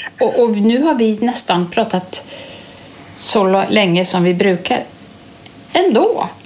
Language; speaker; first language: Swedish; native; Swedish